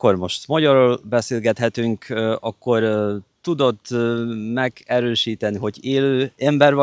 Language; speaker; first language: Hungarian; non-native, fluent; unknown